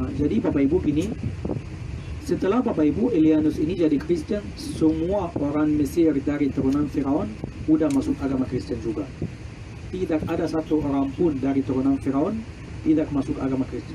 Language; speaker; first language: Indonesian; non-native, fluent; Arabic